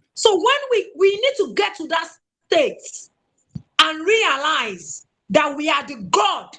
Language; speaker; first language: English; non-native, local second language; Yoruba